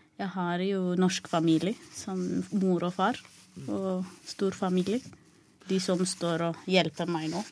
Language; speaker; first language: Norwegian; non-native, learner; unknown